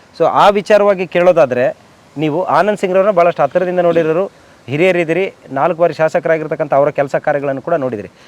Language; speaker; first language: Kannada; native; Kannada